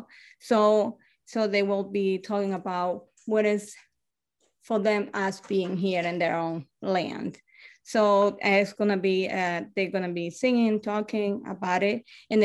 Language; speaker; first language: English; non-native, learner; Spanish